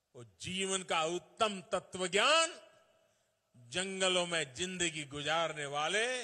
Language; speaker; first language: Hindi; non-native, local second language; Gujarati